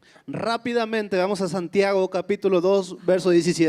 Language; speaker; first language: Spanish; native; Spanish